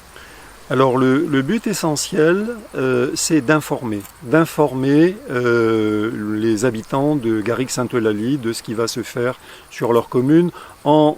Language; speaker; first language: French; native; French